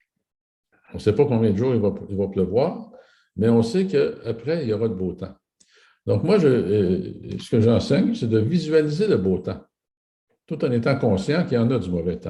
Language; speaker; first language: French; native; French